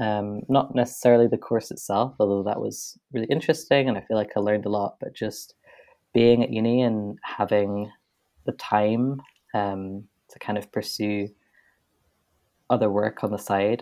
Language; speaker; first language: English; native; English